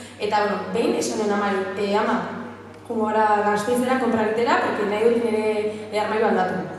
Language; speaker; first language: Basque; non-native, local second language; Spanish